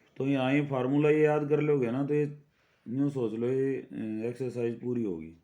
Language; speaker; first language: Hindi; native; Hindi